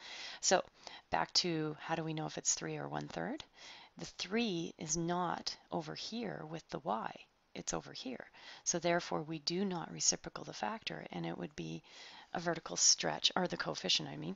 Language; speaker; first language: English; native; English